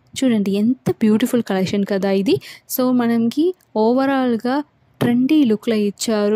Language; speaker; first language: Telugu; non-native, local second language; Tamil